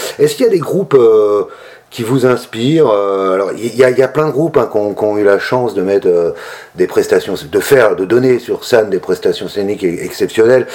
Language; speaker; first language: French; native; French